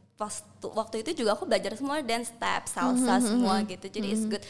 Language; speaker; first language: Indonesian; early bilingual, heritage; Indonesian